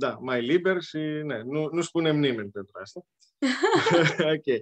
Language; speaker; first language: Romanian; non-native, learner; Greek